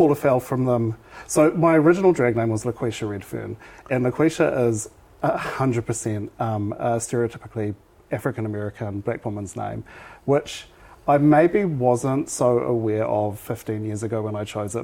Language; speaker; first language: English; native; English